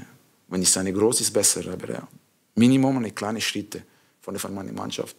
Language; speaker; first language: German; non-native, learner; French